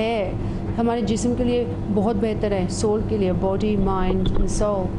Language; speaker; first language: Hindi; non-native, fluent; English